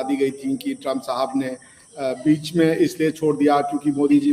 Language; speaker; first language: Hindi; native; Hindi